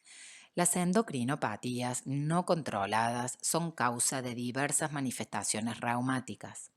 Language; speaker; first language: Spanish; native; Spanish